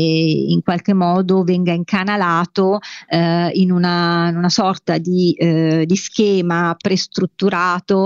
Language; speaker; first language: Italian; native; Italian